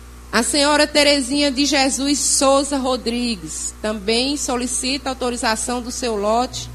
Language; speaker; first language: Portuguese; native; Portuguese